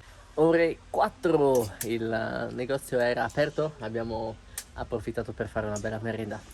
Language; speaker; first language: Italian; native; Italian